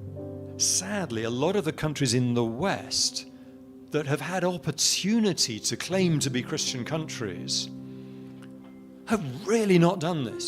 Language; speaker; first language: English; native; English